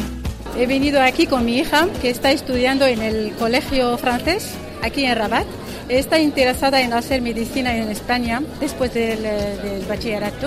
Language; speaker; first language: Spanish; non-native, fluent; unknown